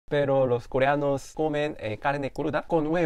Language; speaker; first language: Spanish; non-native, fluent; Korean